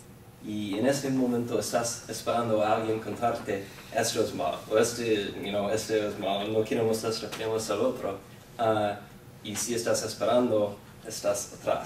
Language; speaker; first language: Spanish; non-native, fluent; English